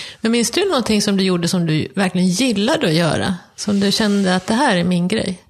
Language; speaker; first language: Swedish; native; Swedish